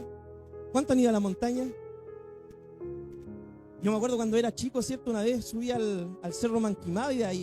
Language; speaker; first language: Spanish; native; Spanish